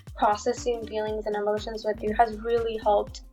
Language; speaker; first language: English; native; English